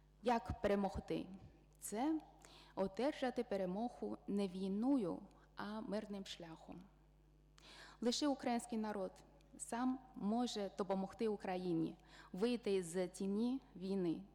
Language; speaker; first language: Ukrainian; non-native, fluent; Chinese